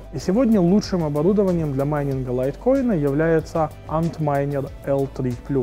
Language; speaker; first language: Russian; native; Russian